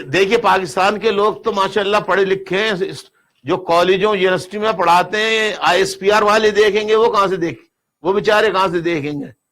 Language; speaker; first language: Urdu; native; Urdu